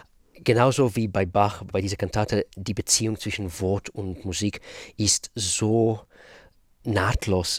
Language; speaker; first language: German; non-native, fluent; Russian